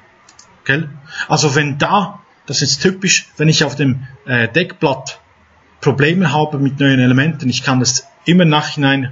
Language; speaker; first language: German; non-native, fluent; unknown